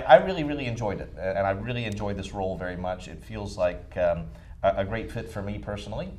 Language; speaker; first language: English; native; English